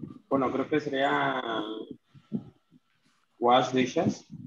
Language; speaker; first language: Spanish; native; Spanish